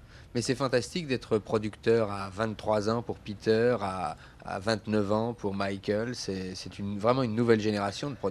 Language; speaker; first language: French; native; French